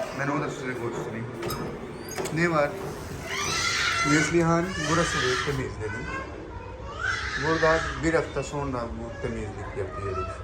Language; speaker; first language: Turkish; non-native, learner; Urdu